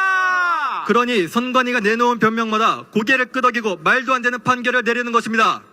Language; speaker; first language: Korean; native; Korean